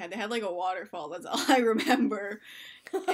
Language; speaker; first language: English; native; English